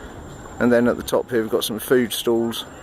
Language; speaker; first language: English; native; English